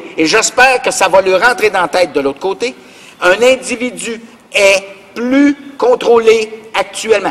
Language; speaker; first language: French; native; French